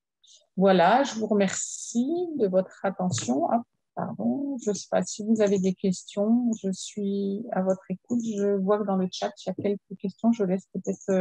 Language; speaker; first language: French; native; French